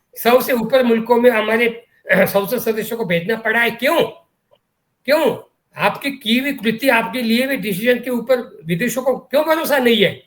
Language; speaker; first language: Hindi; non-native, local second language; Marathi